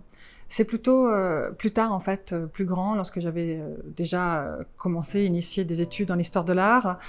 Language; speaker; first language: French; non-native, fluent; Italian